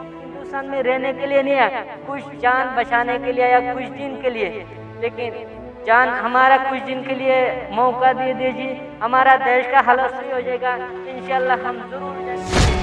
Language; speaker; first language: Hindi; non-native, learner; Rohingya